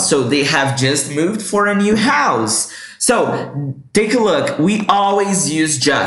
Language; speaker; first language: English; non-native, fluent; Portuguese